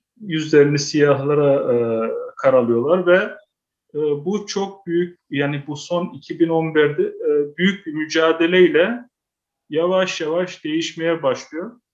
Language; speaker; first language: Turkish; early bilingual, heritage; Turkish